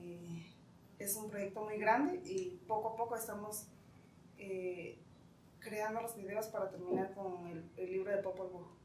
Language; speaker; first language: Spanish; non-native, local second language; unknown